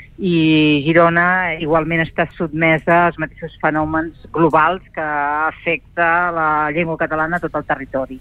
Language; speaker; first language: Catalan; native; Catalan